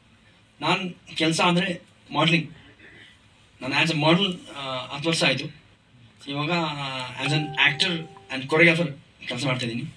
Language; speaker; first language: Kannada; non-native, learner; Hindi